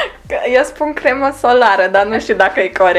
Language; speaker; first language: Romanian; early bilingual, other home language; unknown